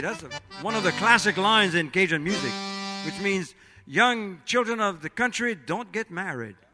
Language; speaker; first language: English; early bilingual, other home language; French